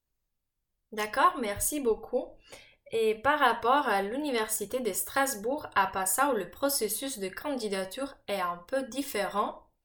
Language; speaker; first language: French; non-native, fluent; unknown